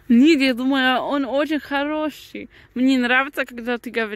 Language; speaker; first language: Russian; non-native, learner; English